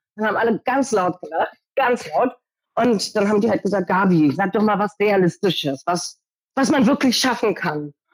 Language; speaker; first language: German; early bilingual, other home language; Portuguese